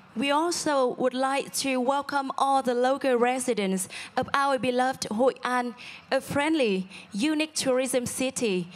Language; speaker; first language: English; non-native, fluent; Vietnamese